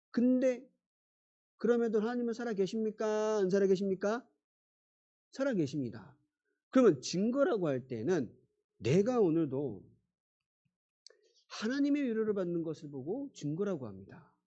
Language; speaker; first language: Korean; native; Korean